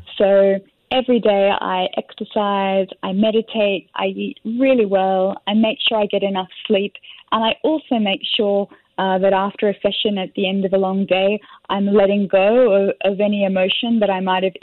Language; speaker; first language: English; native; English